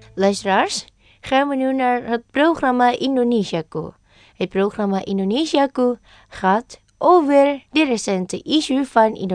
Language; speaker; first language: Dutch; non-native, learner; Indonesian